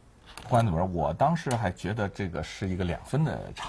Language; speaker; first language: Chinese; native; Chinese